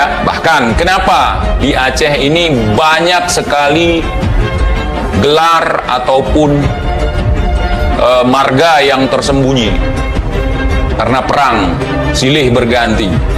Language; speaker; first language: Indonesian; native; Indonesian